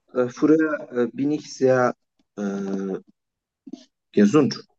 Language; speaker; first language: German; non-native, learner; Turkish